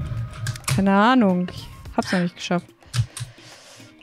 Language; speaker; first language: German; native; German